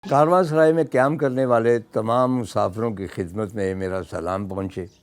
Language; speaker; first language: Urdu; non-native, local second language; Punjabi